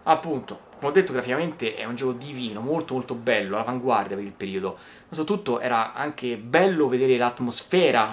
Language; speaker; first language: Italian; native; Italian